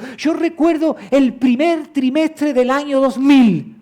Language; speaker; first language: Spanish; native; Spanish